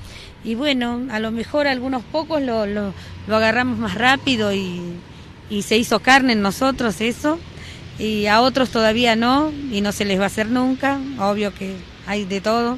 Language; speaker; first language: Spanish; native; Spanish